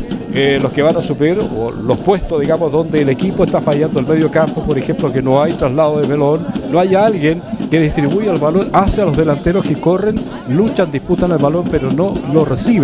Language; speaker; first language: Spanish; native; Spanish